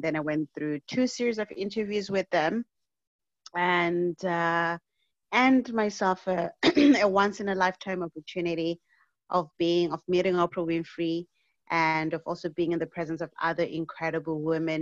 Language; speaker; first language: English; non-native, local second language; North Ndebele